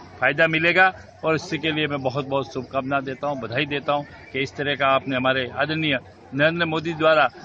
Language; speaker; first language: Hindi; native; Hindi